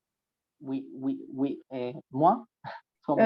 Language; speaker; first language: French; non-native, learner; Spanish